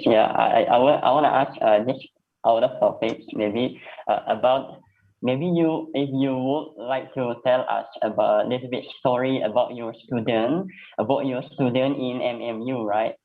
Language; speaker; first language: English; non-native, learner; Indonesian